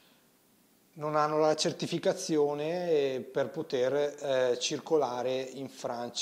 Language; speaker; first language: Italian; native; Italian